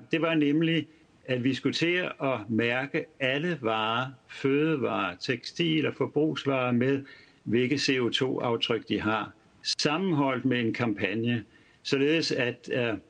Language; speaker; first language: Danish; native; Danish